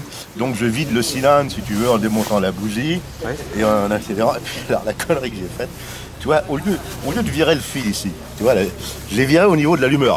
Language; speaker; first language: French; native; French